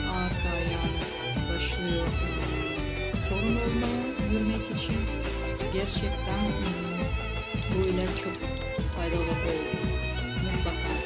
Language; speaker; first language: Turkish; non-native, learner; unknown